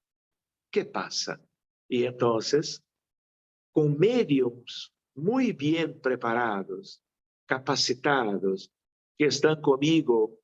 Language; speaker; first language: Spanish; non-native, fluent; Portuguese